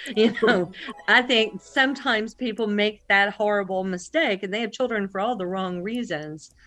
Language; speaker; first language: English; native; English